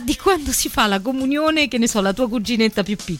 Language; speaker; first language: Italian; native; Italian